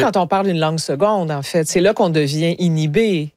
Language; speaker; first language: French; native; French